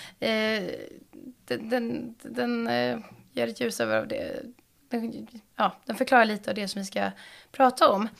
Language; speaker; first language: Swedish; native; Swedish